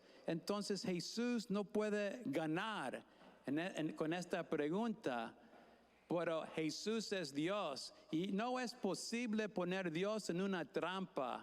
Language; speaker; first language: Spanish; non-native, fluent; English